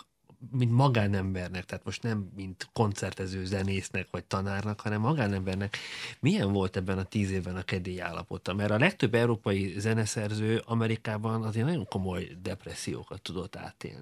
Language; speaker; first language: Hungarian; native; Hungarian